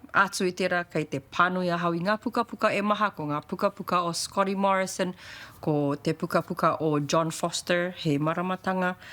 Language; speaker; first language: Māori; non-native, learner; Indonesian